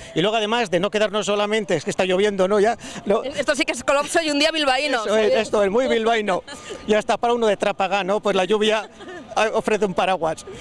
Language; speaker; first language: Spanish; native; Spanish